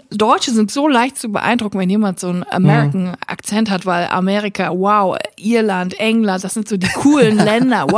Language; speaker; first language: German; native; German